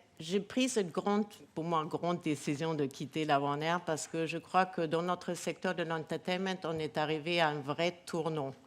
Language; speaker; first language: French; non-native, fluent; German